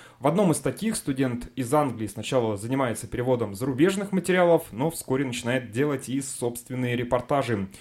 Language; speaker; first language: Russian; native; Russian